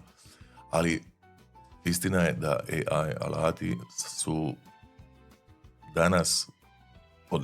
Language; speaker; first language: Bosnian; native; Bosnian